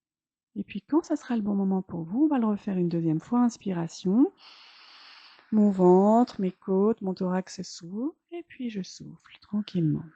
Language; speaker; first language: French; native; French